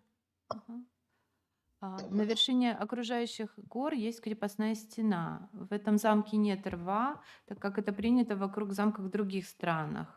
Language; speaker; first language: Russian; native; Russian